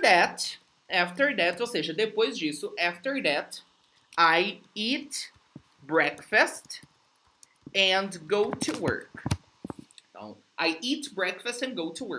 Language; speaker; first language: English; non-native, fluent; Portuguese